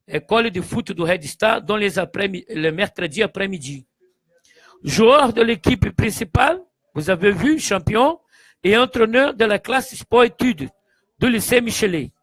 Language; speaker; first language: French; non-native, fluent; Portuguese